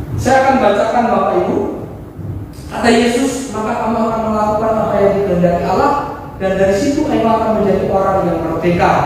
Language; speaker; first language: Indonesian; non-native, local second language; Javanese